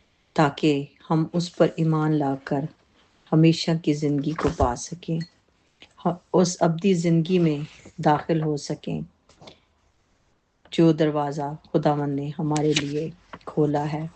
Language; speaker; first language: Urdu; native; Urdu